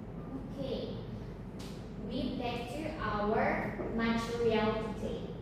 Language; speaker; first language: English; non-native, learner; Indonesian